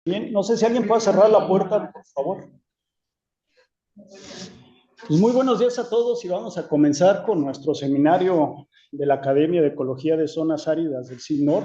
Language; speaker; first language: Spanish; native; Spanish